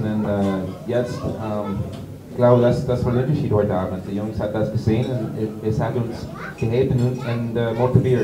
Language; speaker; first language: German; non-native, learner; English